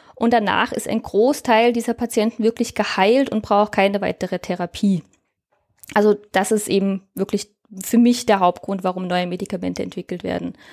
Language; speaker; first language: German; native; German